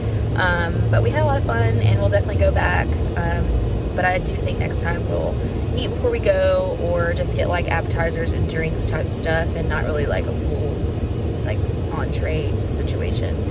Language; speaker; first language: English; native; English